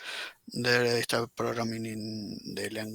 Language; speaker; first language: English; non-native, learner; Spanish